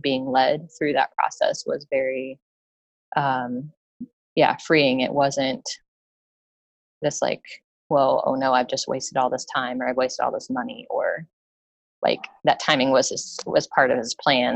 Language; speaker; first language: English; native; English